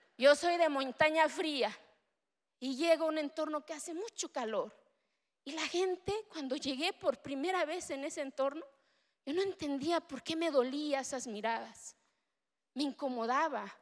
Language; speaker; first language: Spanish; early bilingual, other home language; Zapotec